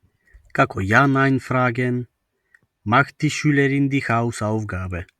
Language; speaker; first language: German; non-native, fluent; Macedonian